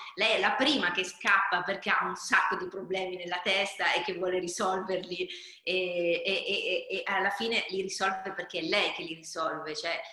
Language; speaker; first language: Italian; native; Italian